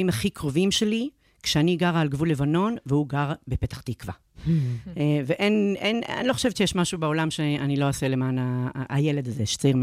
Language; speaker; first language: Hebrew; native; Hebrew